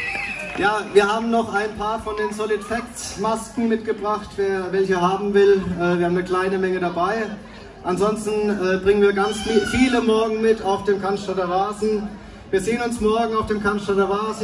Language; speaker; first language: German; native; German